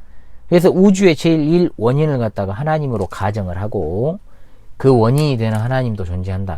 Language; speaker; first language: Korean; native; Korean